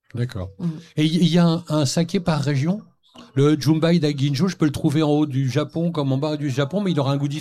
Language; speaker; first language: French; native; French